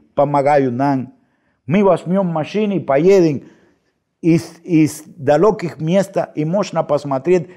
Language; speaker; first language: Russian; non-native, fluent; Spanish